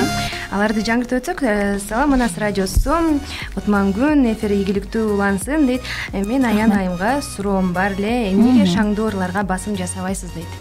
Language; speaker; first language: Kyrgyz; native; Kyrgyz